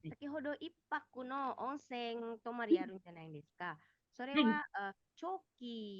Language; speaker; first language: Japanese; non-native, fluent; Indonesian